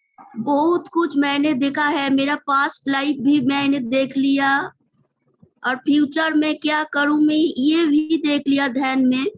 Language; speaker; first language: Hindi; non-native, local second language; Bangla